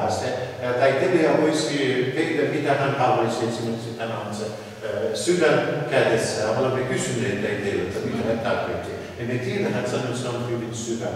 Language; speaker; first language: Finnish; non-native, learner; Russian